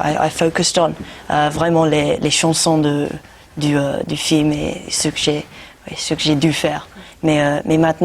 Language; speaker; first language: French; non-native, learner; English